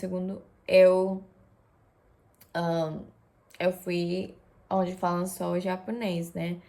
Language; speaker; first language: Portuguese; non-native, fluent; Japanese